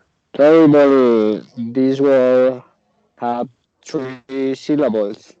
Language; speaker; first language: English; non-native, learner; Spanish